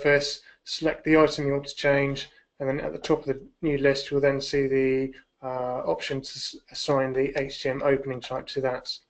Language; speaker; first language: English; native; English